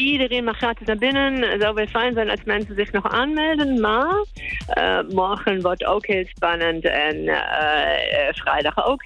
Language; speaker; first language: Dutch; non-native, fluent; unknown